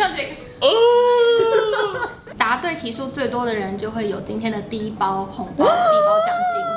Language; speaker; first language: Chinese; native; Chinese